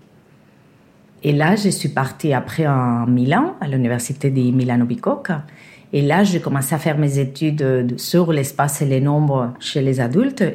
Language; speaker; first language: French; non-native, fluent; Spanish